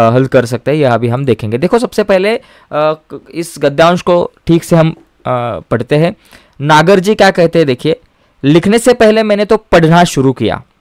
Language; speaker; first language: Hindi; non-native, local second language; Marathi